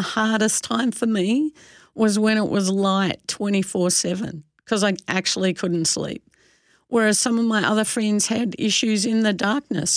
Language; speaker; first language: English; native; English